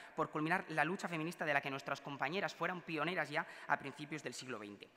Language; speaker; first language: Spanish; native; Spanish